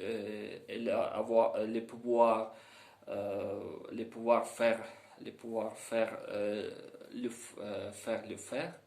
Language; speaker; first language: French; non-native, learner; Ukrainian